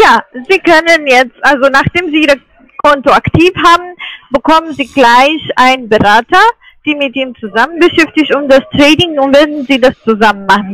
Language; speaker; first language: German; non-native, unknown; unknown